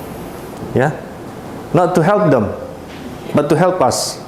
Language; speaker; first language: English; non-native, fluent; Indonesian